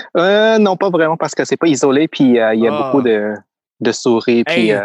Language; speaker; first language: French; non-native, fluent; Thai